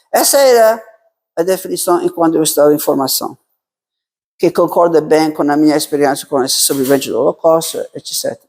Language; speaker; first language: Portuguese; non-native, fluent; Italian